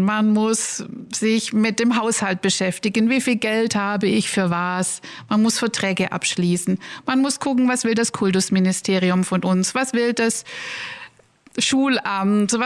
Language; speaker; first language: German; native; German